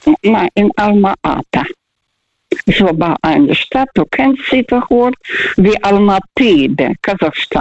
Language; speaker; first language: German; non-native, learner; Russian